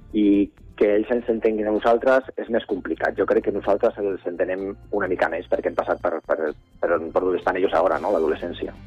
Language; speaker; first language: Catalan; non-native, local second language; Spanish